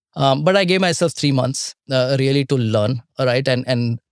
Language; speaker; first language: English; non-native, local second language; Marathi